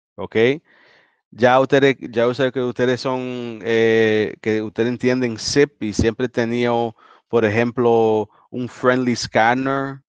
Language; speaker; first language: Spanish; early bilingual, heritage; Spanish